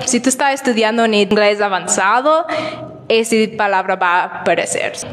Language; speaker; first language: Spanish; non-native, learner; English